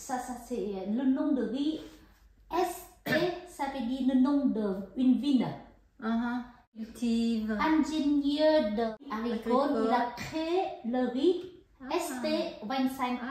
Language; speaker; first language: French; non-native, learner; Vietnamese